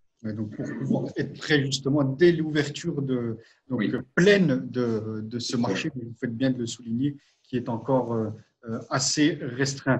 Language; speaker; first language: French; native; French